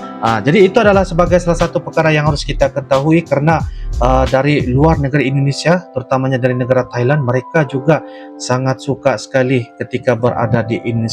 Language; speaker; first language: Indonesian; non-native, local second language; Malay